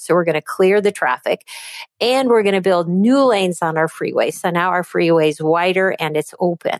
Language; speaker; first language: English; native; English